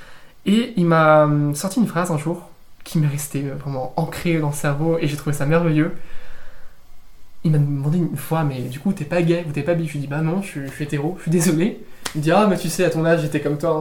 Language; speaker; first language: French; native; French